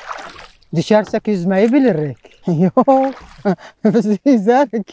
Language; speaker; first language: Turkish; non-native, local second language; Arabic